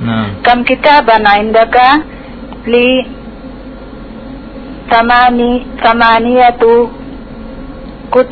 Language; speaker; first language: Arabic; non-native, learner; Indonesian